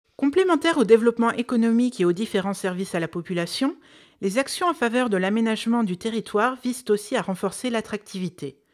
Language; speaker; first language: French; native; French